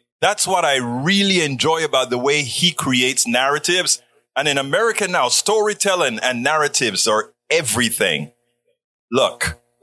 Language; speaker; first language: English; non-native, fluent; Spanish